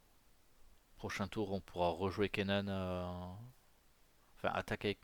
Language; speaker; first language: French; native; French